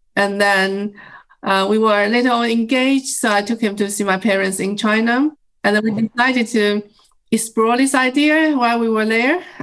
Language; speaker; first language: English; non-native, fluent; Chinese